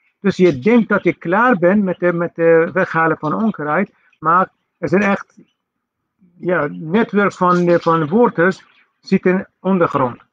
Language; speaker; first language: Dutch; non-native, fluent; Persian